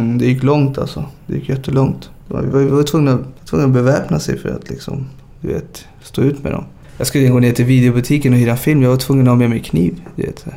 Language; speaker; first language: Swedish; early bilingual, other home language; Spanish